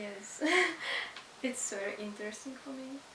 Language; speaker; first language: English; non-native, learner; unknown